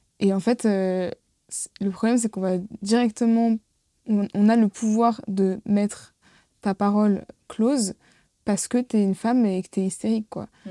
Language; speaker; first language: French; native; French